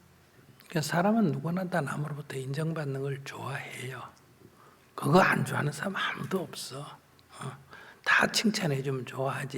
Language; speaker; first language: Korean; native; Korean